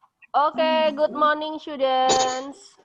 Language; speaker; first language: English; non-native, fluent; Indonesian